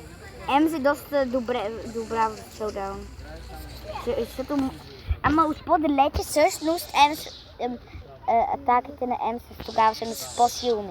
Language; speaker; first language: Bulgarian; early bilingual, heritage; Bulgarian